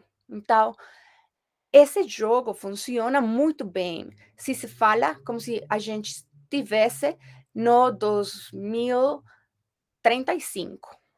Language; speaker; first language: Portuguese; non-native, fluent; Spanish